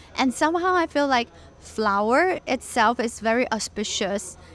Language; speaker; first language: English; non-native, fluent; Chinese